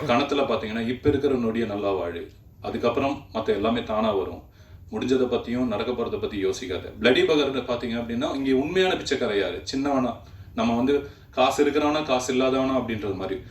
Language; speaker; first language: Tamil; native; Tamil